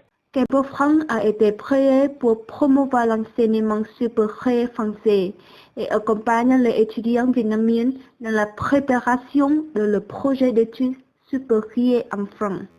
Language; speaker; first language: French; non-native, learner; Vietnamese